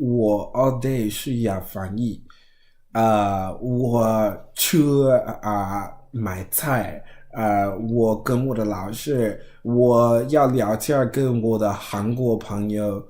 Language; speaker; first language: Chinese; non-native, learner; English